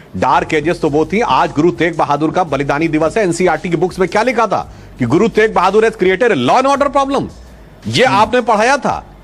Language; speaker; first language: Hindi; native; Hindi